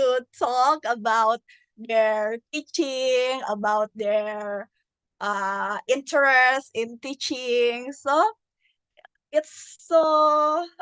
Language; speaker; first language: English; non-native, learner; Indonesian